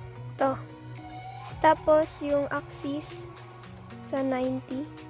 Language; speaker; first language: Filipino; native; Filipino